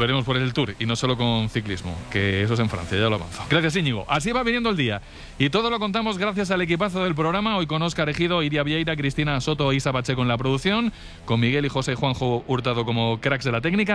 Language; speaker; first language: Spanish; native; Spanish